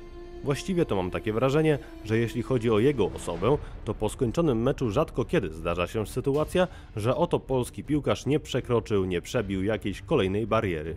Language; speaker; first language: Polish; native; Polish